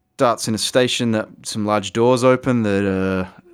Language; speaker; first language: English; native; English